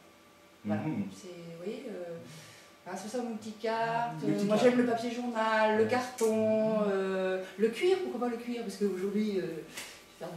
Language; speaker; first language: French; native; French